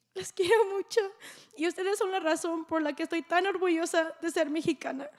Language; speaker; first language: Spanish; early bilingual, heritage; Spanish